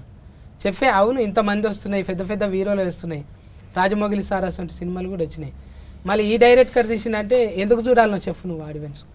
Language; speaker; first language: Telugu; native; Telugu